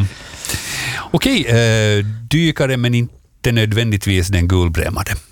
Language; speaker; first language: Swedish; native; Swedish